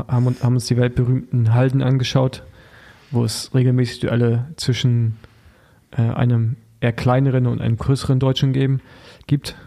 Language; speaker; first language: German; native; German